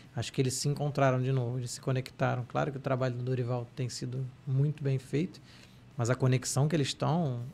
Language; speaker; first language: Portuguese; native; Portuguese